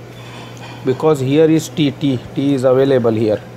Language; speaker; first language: English; non-native, learner; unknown